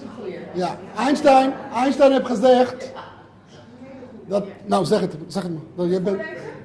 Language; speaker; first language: Dutch; non-native, learner; Hebrew